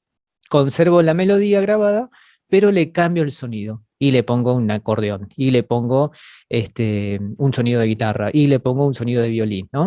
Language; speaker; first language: Spanish; native; Spanish